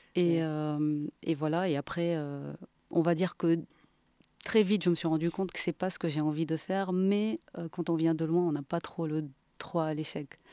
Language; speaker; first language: French; non-native, local second language; Arabic